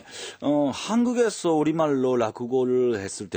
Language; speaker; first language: Korean; non-native, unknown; Japanese